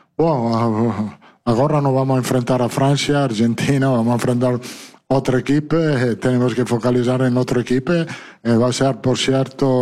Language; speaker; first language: Portuguese; non-native, learner; Italian